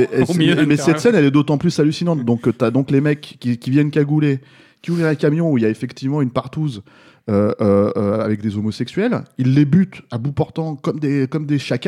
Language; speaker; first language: French; native; French